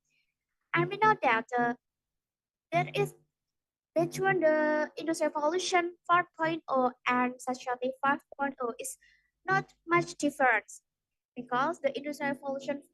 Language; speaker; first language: English; non-native, learner; Indonesian